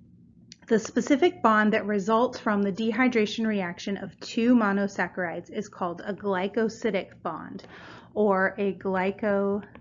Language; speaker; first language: English; native; English